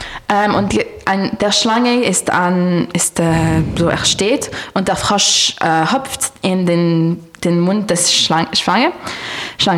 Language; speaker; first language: German; non-native, learner; French